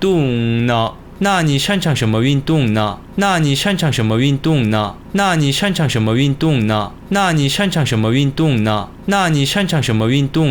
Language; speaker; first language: Chinese; non-native, fluent; Korean